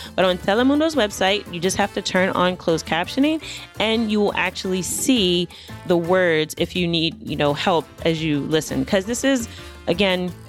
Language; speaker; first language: English; native; English